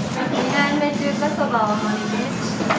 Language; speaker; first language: Japanese; native; Japanese